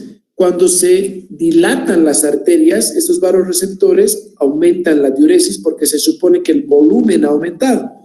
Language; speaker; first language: Spanish; native; Spanish